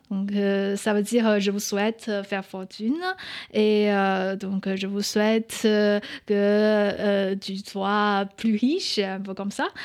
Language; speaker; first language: French; non-native, fluent; Chinese